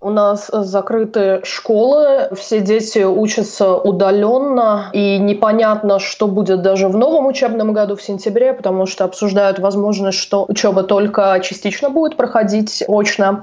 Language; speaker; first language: Russian; native; Russian